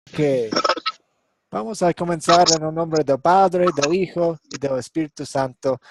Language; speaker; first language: Spanish; non-native, fluent; English